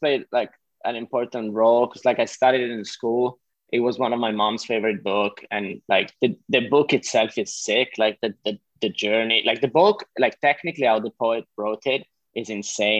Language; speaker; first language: English; non-native, fluent; Italian